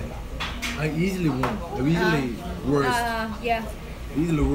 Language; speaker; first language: English; non-native, fluent; Korean